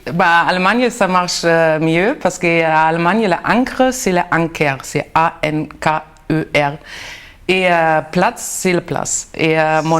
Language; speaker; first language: French; non-native, learner; German